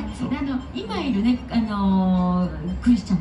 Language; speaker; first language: Japanese; native; Japanese